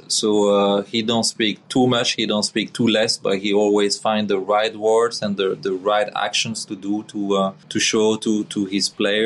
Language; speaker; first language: English; non-native, fluent; French